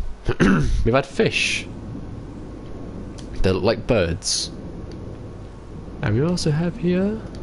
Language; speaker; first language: English; native; English